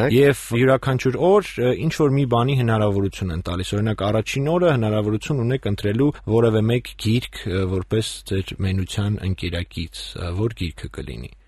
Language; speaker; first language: Armenian; native; Armenian